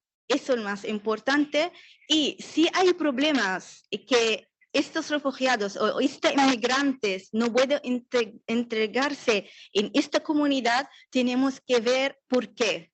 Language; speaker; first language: Spanish; non-native, learner; Arabic